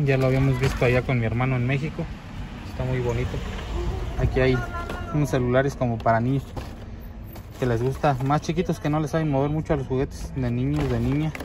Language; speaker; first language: Spanish; native; Spanish